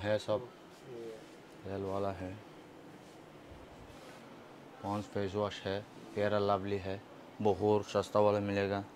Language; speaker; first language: Hindi; non-native, learner; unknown